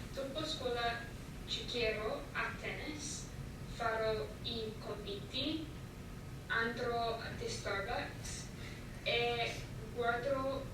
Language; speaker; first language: Italian; non-native, learner; English